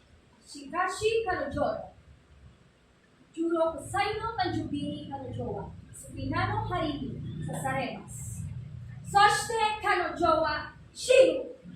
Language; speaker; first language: Japanese; non-native, learner; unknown